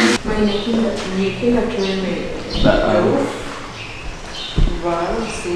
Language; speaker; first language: German; non-native, learner; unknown